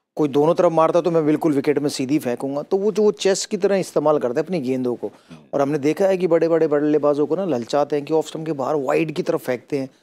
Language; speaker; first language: Hindi; native; Hindi